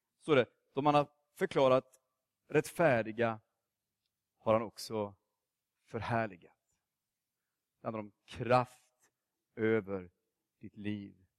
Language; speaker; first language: Swedish; native; Swedish